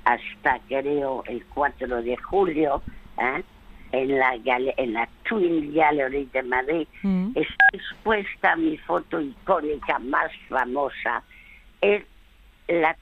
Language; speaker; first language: Spanish; early bilingual, other home language; French